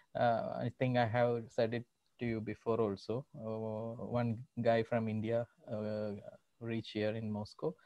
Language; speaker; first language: English; non-native, local second language; Malayalam